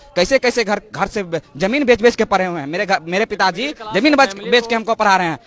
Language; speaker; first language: Hindi; native; Hindi